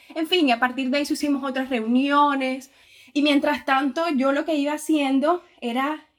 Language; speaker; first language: Spanish; native; Spanish